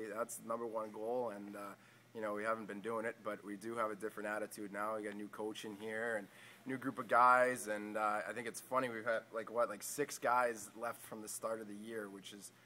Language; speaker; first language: English; native; English